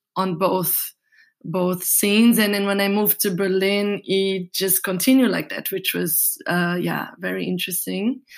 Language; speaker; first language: English; non-native, fluent; Portuguese